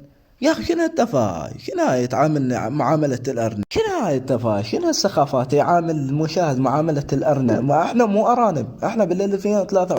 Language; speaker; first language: Arabic; native; Arabic